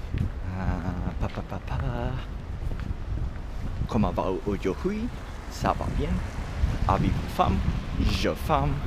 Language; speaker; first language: French; non-native, learner; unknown